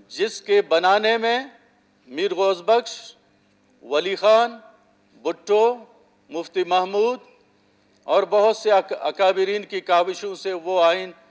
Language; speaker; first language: Urdu; non-native, local second language; Baluchi